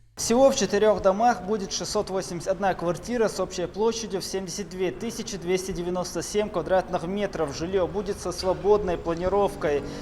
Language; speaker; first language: Russian; non-native, local second language; Chechen